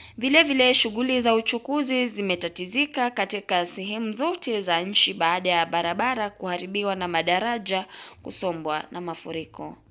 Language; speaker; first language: Swahili; non-native, local second language; Gusii